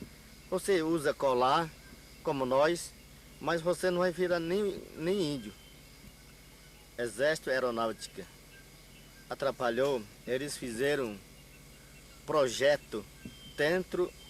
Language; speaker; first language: Portuguese; non-native, local second language; Yanomámi